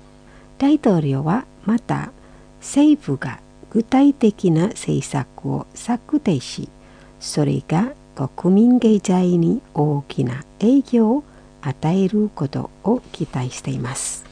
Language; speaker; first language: Japanese; non-native, fluent; Indonesian